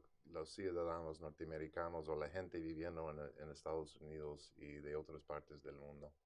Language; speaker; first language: Spanish; non-native, fluent; English